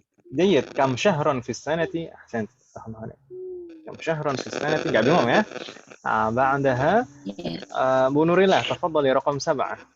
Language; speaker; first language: Arabic; non-native, fluent; Indonesian